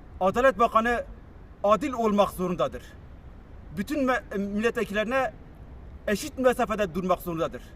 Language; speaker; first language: Turkish; non-native, local second language; Kurdish